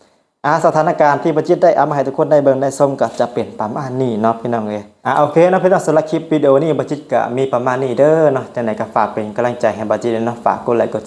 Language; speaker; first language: Thai; non-native, local second language; Northeastern Thai